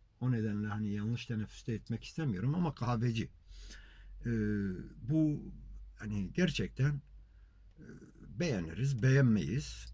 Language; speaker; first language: Turkish; non-native, local second language; Kurdish